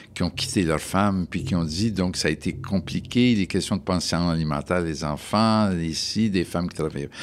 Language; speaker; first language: French; native; French